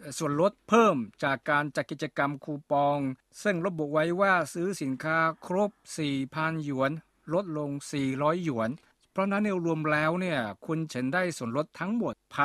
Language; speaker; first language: Thai; non-native, fluent; Chinese